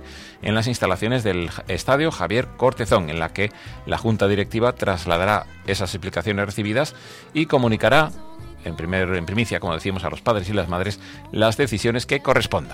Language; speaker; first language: Spanish; native; Spanish